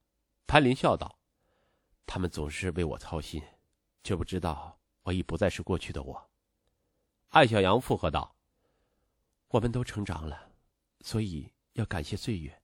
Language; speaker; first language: Chinese; native; Chinese